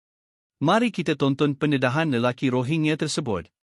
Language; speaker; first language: Malay; native; Malay